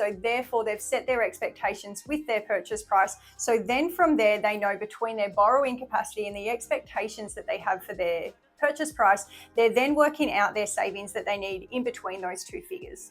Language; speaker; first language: English; native; English